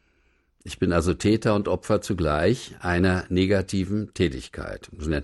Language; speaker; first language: German; native; German